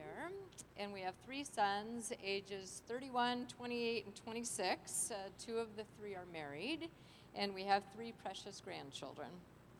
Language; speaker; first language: English; native; English